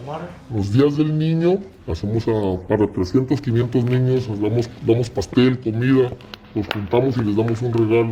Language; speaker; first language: Spanish; native; Spanish